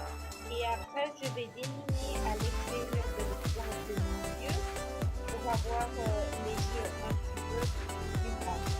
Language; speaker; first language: French; non-native, learner; Spanish